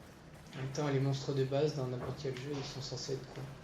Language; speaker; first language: French; native; French